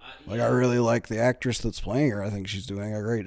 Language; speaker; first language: English; native; English